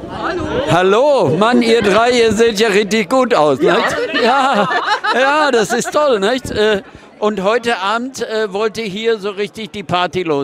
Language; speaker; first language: German; native; German